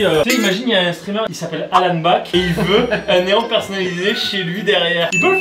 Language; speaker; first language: French; native; French